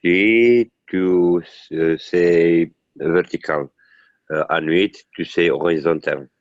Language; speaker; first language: French; non-native, learner; Italian